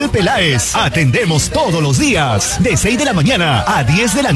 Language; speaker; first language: Spanish; native; Spanish